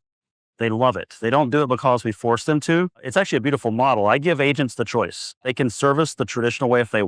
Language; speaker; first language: English; native; English